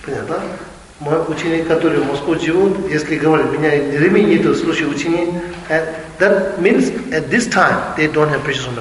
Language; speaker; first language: Russian; non-native, learner; Tibetan